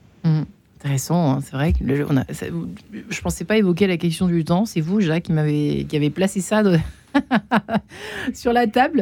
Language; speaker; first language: French; native; French